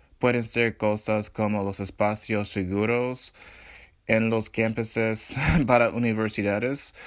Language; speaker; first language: Spanish; non-native, learner; English